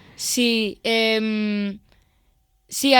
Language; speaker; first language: Catalan; non-native, local second language; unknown